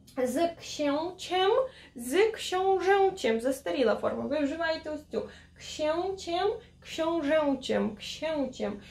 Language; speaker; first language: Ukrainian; native; Ukrainian